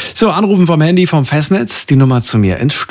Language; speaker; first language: German; native; German